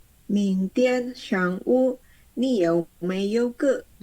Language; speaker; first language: Chinese; non-native, learner; Indonesian